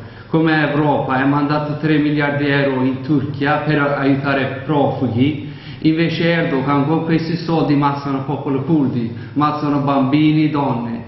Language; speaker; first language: Italian; non-native, learner; Kurdish